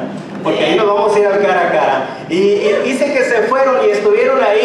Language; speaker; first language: Spanish; native; Spanish